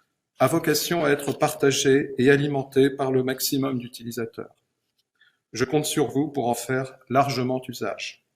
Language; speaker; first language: French; native; French